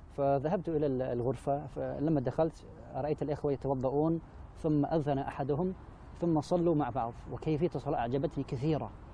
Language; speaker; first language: Arabic; non-native, fluent; English